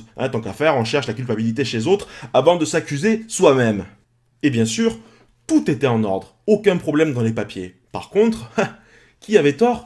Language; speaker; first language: French; native; French